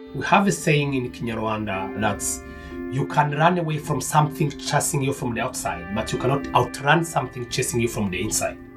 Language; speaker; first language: English; non-native, local second language; Kinyarwanda